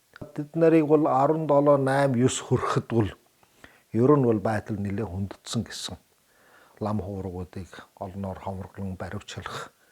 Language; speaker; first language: Mongolian; early bilingual, heritage; Mongolian